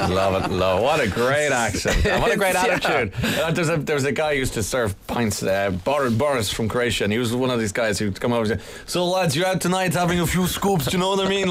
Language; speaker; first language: English; native; English